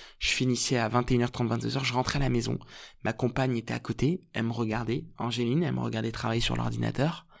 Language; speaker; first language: French; early bilingual, other home language; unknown